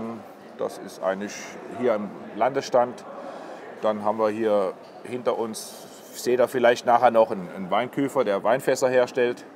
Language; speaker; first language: German; native; German